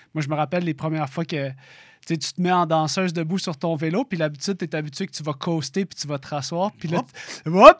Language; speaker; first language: French; native; French